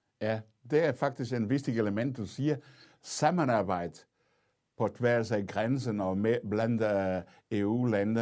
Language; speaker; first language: Danish; non-native, fluent; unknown